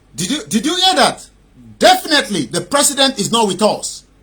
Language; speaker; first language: English; non-native, local second language; Yoruba